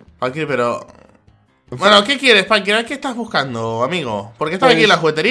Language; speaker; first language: Spanish; native; Spanish